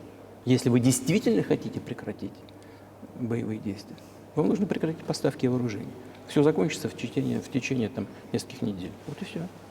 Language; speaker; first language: Russian; native; Russian